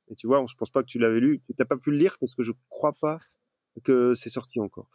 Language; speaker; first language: French; native; French